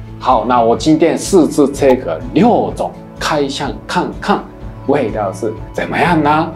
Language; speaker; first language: Chinese; non-native, fluent; Japanese